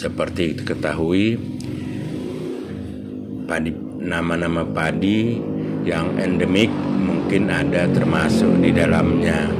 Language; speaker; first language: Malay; non-native, local second language; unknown